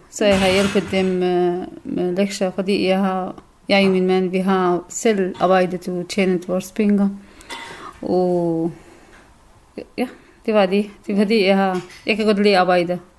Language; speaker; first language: Danish; non-native, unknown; Kurdish